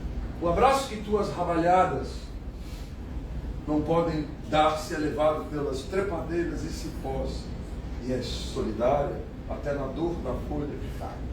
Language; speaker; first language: Portuguese; native; Portuguese